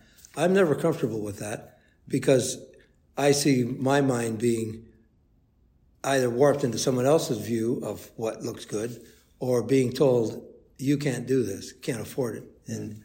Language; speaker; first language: English; native; English